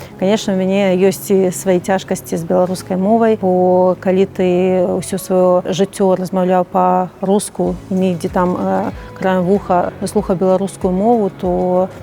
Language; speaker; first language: Belarusian; non-native, local second language; Russian